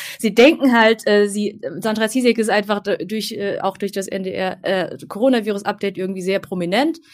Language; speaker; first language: German; early bilingual, other home language; Vietnamese